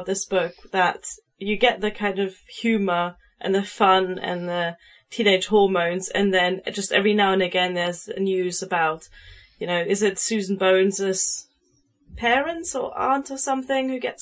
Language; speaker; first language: English; non-native, fluent; German